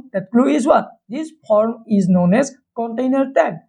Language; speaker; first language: English; non-native, local second language; Assamese